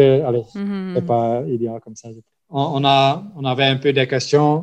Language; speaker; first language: French; non-native, local second language; Dutch